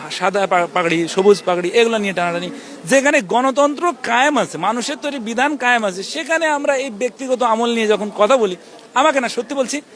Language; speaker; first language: Bangla; non-native, local second language; Urdu